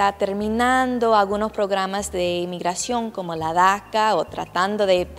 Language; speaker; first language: Spanish; non-native, fluent; English